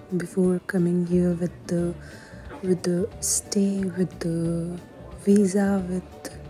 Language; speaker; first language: English; non-native, local second language; Hindi